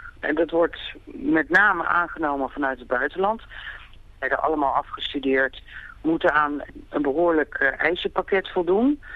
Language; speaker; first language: Dutch; native; Dutch